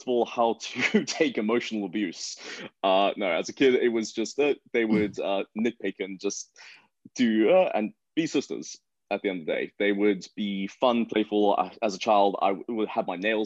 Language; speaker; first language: English; native; English